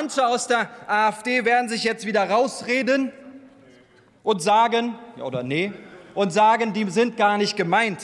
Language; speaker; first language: German; early bilingual, other home language; Turkish